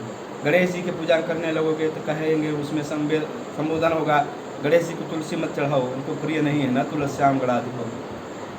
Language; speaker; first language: Hindi; native; Hindi